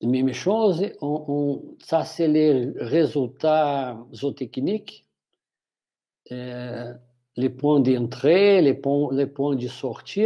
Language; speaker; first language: French; non-native, fluent; Portuguese